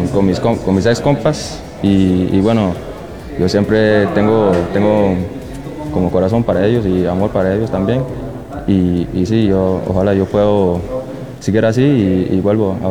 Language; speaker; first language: Spanish; non-native, learner; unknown